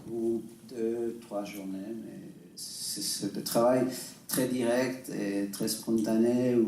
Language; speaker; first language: French; non-native, fluent; Spanish